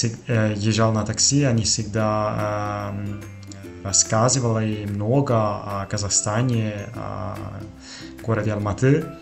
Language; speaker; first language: Russian; non-native, fluent; Italian